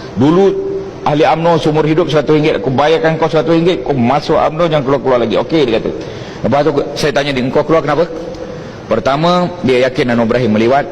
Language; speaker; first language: Malay; native; Malay